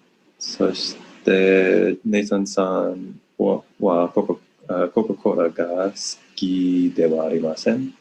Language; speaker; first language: Japanese; non-native, learner; English